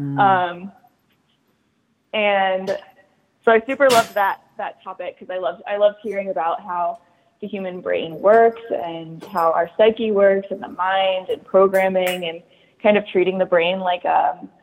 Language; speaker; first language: English; native; English